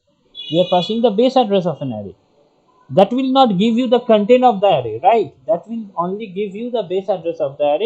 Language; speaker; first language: English; non-native, local second language; Bangla